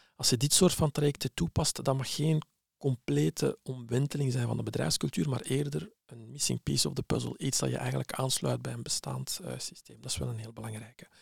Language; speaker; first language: Dutch; early bilingual, other home language; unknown